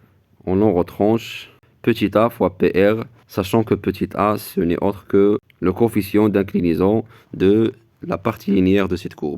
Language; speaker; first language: French; non-native, local second language; Arabic